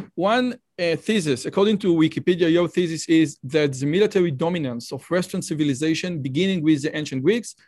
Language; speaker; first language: English; non-native, fluent; Hebrew